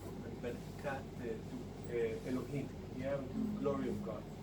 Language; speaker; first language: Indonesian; non-native, fluent; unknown